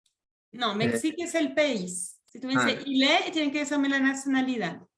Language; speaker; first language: Spanish; non-native, fluent; French